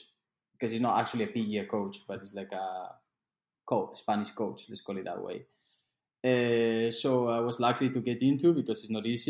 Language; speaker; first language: English; non-native, fluent; Spanish